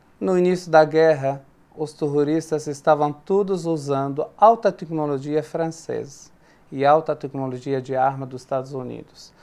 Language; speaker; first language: Portuguese; non-native, fluent; Arabic